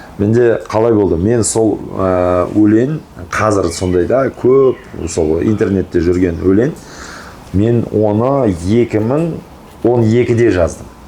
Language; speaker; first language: Kazakh; early bilingual, heritage; Kazakh